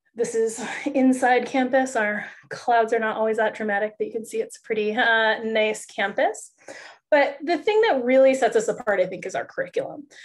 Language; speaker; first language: English; native; English